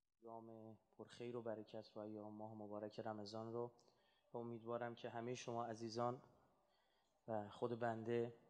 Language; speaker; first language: Persian; native; Persian